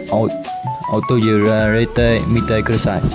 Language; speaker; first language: Japanese; non-native, learner; Vietnamese